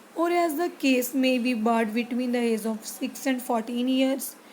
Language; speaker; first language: English; non-native, local second language; Punjabi